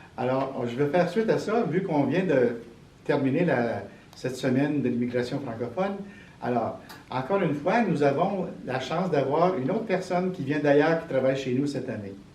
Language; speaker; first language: French; native; French